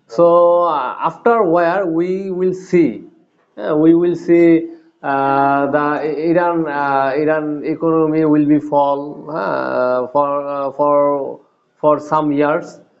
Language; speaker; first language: English; non-native, learner; Bangla